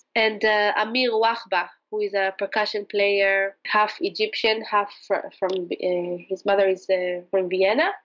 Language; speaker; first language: English; non-native, fluent; Hebrew